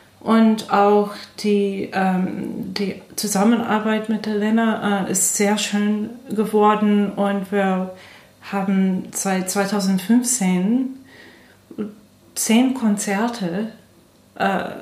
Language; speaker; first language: German; non-native, fluent; English